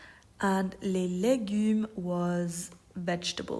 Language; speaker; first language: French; non-native, fluent; English